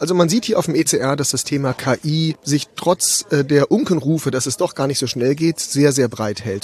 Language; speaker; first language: German; native; German